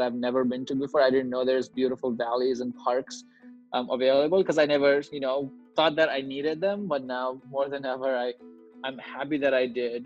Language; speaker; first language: English; non-native, local second language; Nepali